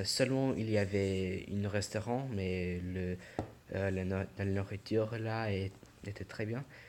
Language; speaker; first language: French; non-native, learner; English